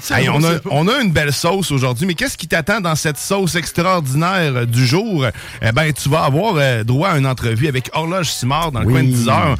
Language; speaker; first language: French; native; French